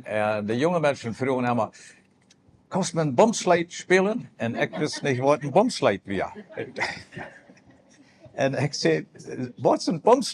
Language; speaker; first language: German; non-native, learner; Plautdietsch